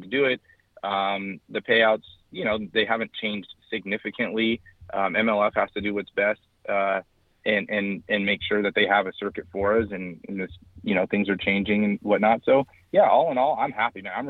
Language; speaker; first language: English; native; English